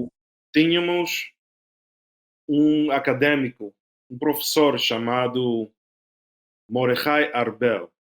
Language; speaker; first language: Portuguese; non-native, fluent; Spanish